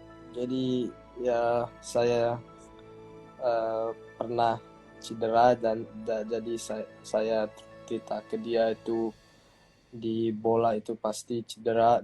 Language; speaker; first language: Indonesian; early bilingual, heritage; English